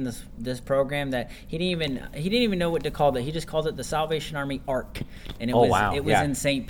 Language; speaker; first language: English; native; English